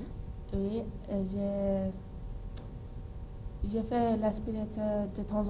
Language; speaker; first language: French; non-native, learner; English